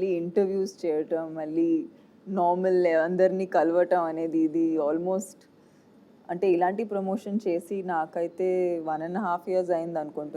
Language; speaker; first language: Telugu; non-native, fluent; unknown